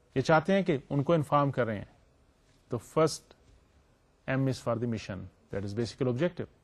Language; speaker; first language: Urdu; native; Urdu